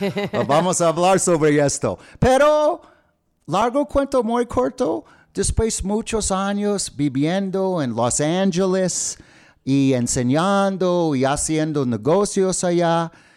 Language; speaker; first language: Spanish; non-native, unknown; English